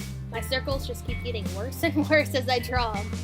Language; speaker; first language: English; native; English